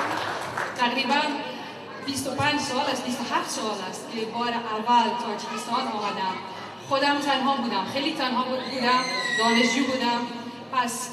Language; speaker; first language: Persian; non-native, fluent; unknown